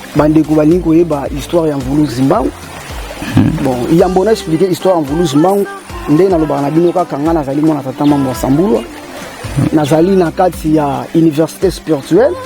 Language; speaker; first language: Lingala; non-native, local second language; Kongo